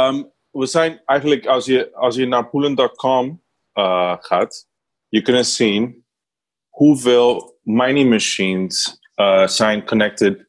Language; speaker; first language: Dutch; non-native, learner; Spanish